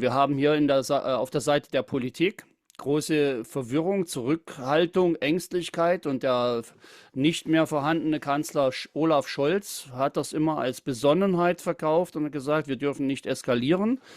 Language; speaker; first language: German; native; German